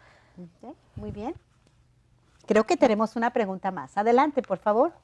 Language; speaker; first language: Spanish; native; Spanish